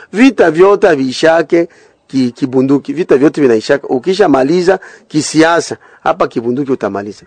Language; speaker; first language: Swahili; native; Swahili